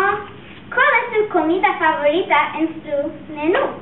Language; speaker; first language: Spanish; non-native, learner; English